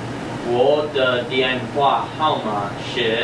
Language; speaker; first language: Chinese; non-native, learner; English